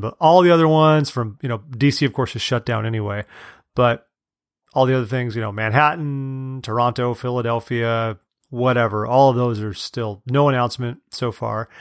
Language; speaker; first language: English; native; English